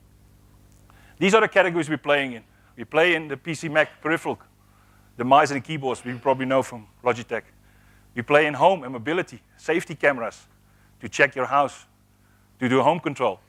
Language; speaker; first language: English; non-native, fluent; Dutch